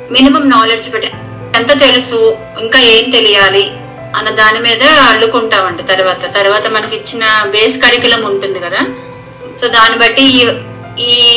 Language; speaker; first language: Telugu; native; Telugu